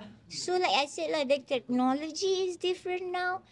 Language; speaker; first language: English; non-native, local second language; Malay